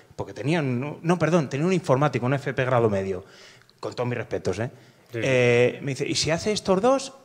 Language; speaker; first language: Spanish; native; Spanish